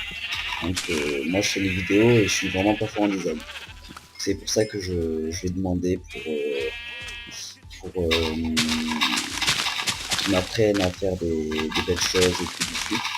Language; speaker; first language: French; native; French